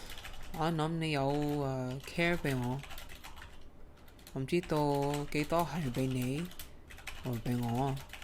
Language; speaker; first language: Cantonese; early bilingual, heritage; Cantonese